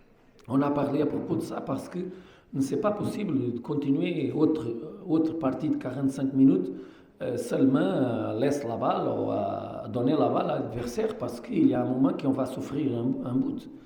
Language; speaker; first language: French; non-native, fluent; Portuguese